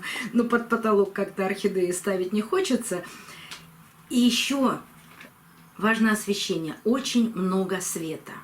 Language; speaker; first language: Russian; native; Russian